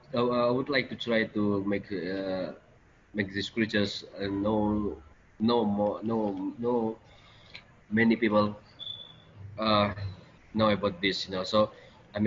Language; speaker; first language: English; non-native, learner; Indonesian